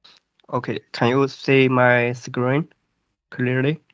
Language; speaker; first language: English; non-native, fluent; Chinese